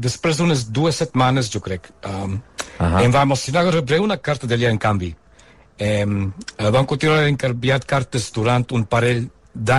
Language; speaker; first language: Catalan; non-native, learner; English